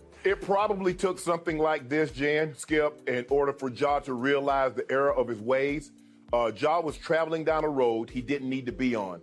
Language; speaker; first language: English; native; English